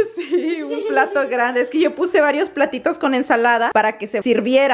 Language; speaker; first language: Spanish; native; Spanish